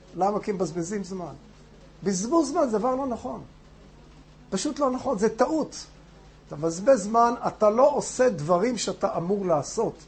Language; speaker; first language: Hebrew; non-native, fluent; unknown